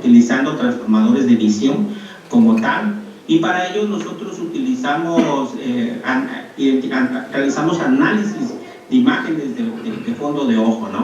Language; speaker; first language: Spanish; native; Spanish